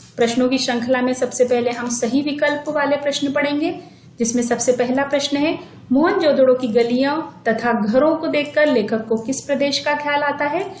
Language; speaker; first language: Hindi; native; Hindi